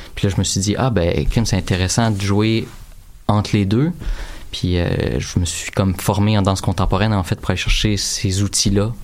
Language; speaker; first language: French; native; French